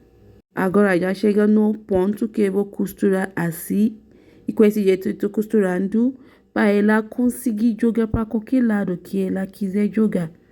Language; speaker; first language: Portuguese; non-native, learner; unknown